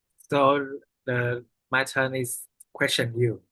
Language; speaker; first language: English; non-native, learner; Vietnamese